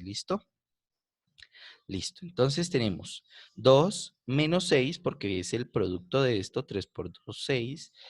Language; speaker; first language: Spanish; native; Spanish